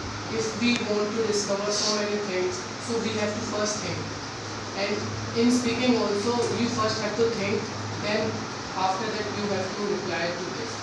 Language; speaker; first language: English; non-native, learner; Hindi